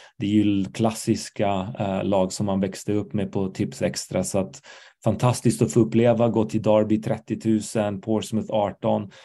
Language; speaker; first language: Swedish; early bilingual, other home language; Arabic